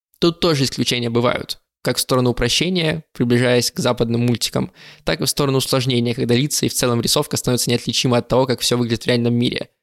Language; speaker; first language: Russian; native; Russian